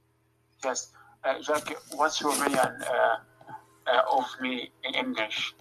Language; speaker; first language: English; non-native, learner; Arabic